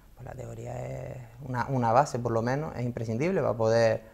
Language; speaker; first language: Spanish; native; Spanish